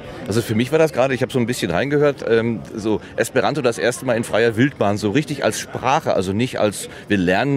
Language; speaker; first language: German; native; German